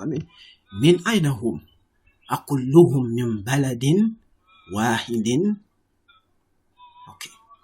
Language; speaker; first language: Arabic; non-native, fluent; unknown